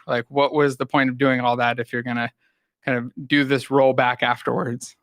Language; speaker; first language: English; native; English